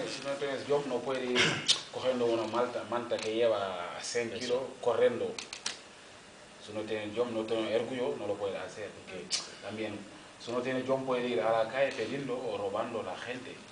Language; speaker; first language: Spanish; non-native, learner; Wolof